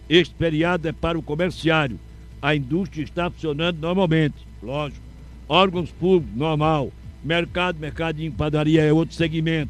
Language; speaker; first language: Portuguese; native; Portuguese